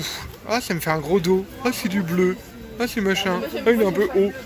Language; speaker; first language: French; native; French